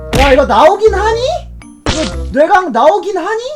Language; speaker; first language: Korean; native; Korean